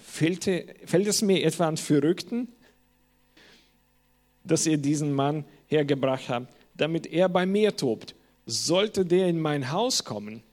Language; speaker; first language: German; non-native, fluent; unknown